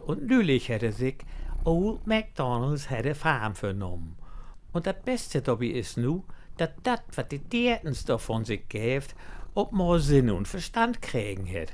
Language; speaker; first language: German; native; German